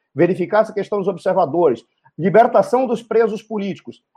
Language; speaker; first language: Portuguese; native; Portuguese